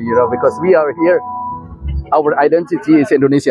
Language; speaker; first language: English; non-native, fluent; Indonesian